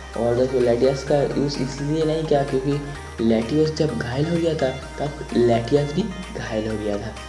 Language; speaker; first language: Hindi; non-native, local second language; Bangla